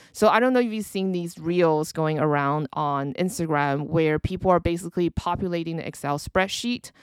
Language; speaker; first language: English; early bilingual, other home language; Chinese